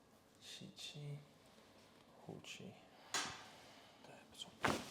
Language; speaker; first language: Chinese; non-native, fluent; English